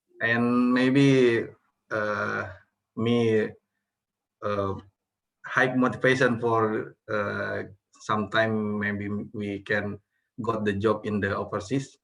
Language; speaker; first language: English; non-native, learner; Indonesian